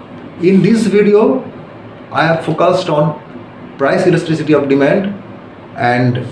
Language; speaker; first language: English; non-native, local second language; Bangla